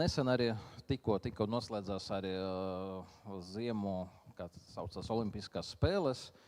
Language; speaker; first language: Latvian; non-native, local second language; Russian